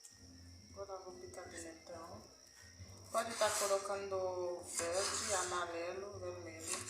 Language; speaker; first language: Portuguese; non-native, learner; Haitian Creole